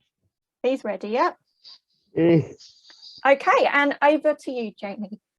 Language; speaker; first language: English; native; English